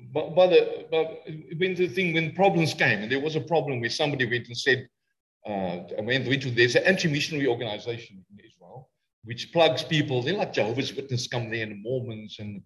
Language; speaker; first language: English; non-native, local second language; Afrikaans